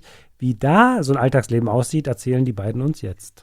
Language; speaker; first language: German; native; German